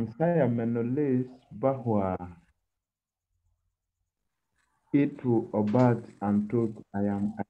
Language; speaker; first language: Indonesian; non-native, learner; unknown